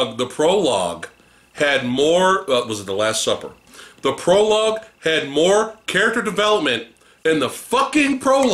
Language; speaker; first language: English; native; English